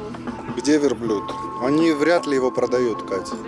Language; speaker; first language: Russian; native; Russian